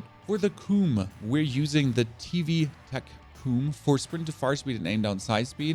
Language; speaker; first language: English; non-native, fluent; German